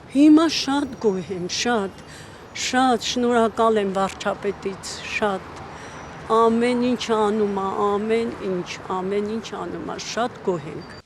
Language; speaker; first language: Armenian; native; Armenian